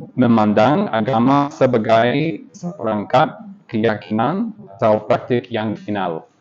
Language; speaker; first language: Indonesian; non-native, learner; English